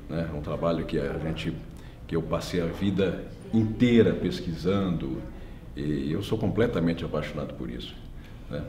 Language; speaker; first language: Portuguese; native; Portuguese